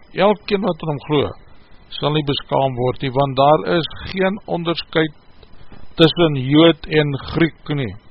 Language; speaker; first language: Afrikaans; native; Afrikaans